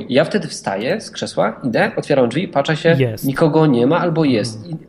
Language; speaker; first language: Polish; native; Polish